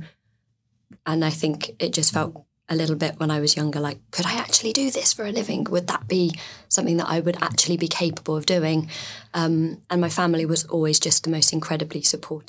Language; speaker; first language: English; native; English